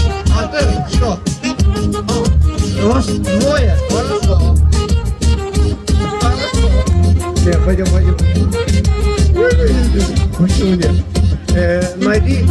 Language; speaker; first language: Russian; non-native, fluent; Estonian